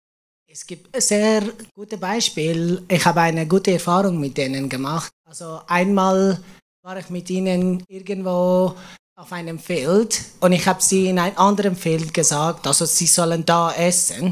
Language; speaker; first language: German; non-native, learner; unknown